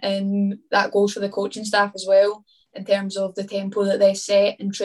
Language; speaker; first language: English; native; English